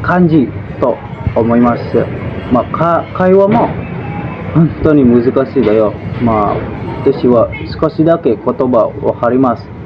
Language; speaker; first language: Japanese; non-native, learner; Indonesian